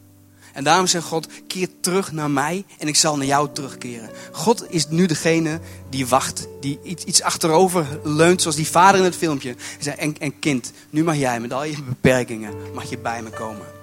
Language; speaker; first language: Dutch; native; Dutch